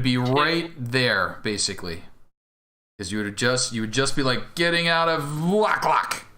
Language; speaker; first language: English; native; English